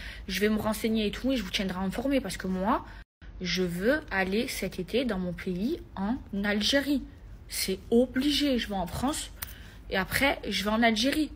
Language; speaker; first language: French; native; French